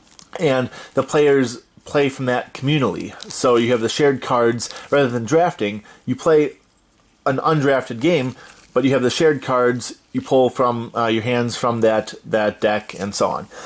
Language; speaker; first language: English; native; English